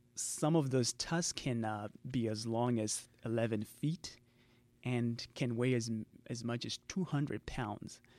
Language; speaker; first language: English; non-native, local second language; Shona